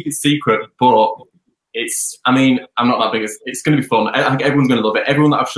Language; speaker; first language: English; native; English